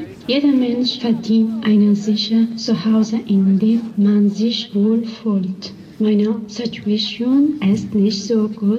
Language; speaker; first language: German; non-native, learner; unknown